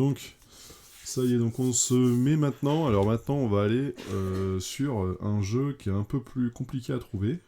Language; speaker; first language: French; native; French